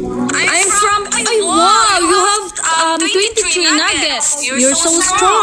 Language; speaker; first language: English; non-native, learner; Filipino